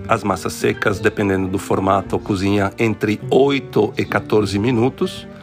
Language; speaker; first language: Portuguese; non-native, fluent; Italian